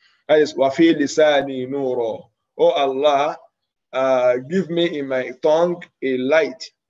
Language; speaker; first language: English; non-native, local second language; Yoruba